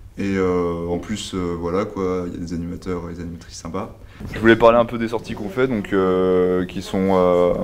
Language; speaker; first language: French; native; French